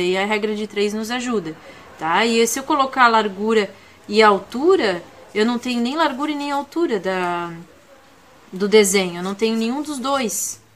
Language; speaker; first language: Portuguese; native; Portuguese